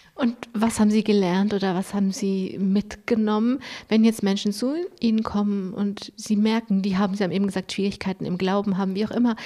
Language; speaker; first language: German; native; German